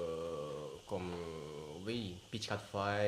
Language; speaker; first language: French; non-native, learner; Japanese